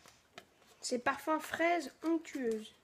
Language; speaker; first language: French; native; French